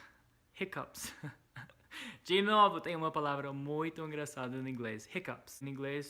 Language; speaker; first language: Portuguese; non-native, fluent; English